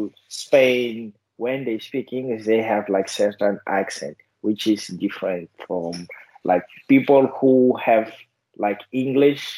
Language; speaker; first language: English; non-native, fluent; Portuguese